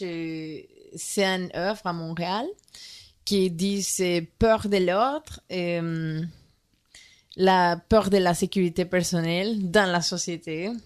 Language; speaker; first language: French; non-native, learner; Spanish